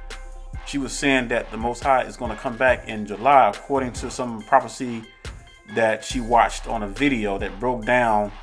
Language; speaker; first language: English; native; English